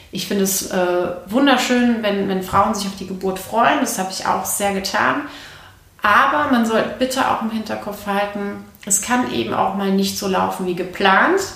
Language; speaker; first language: German; native; German